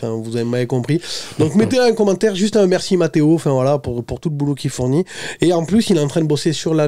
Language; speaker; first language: French; native; French